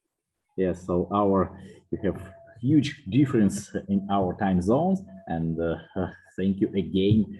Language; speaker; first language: English; non-native, fluent; Russian